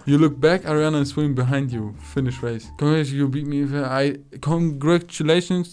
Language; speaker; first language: English; non-native, learner; German